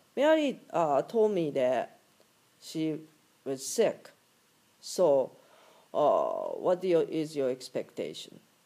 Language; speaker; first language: English; non-native, fluent; Japanese